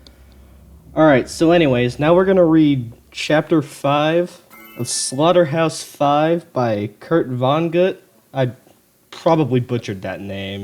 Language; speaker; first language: English; native; English